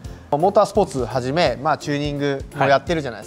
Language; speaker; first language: Japanese; native; Japanese